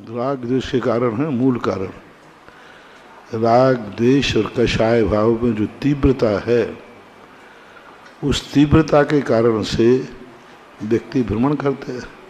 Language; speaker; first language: Hindi; native; Hindi